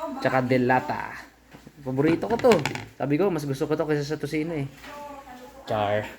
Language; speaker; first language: Filipino; native; Filipino